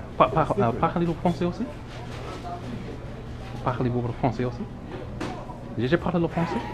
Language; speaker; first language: French; non-native, learner; English